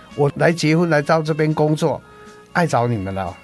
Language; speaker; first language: Chinese; native; Chinese